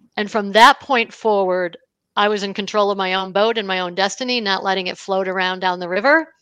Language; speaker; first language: English; native; English